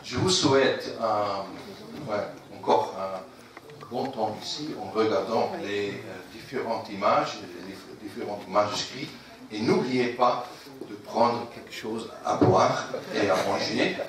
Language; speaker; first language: French; non-native, fluent; Dutch